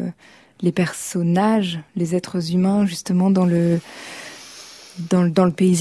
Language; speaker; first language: French; native; French